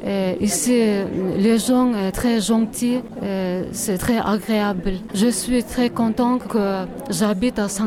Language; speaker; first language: French; non-native, learner; Kyrgyz